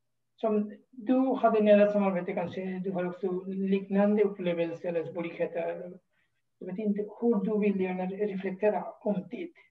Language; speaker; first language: Swedish; non-native, fluent; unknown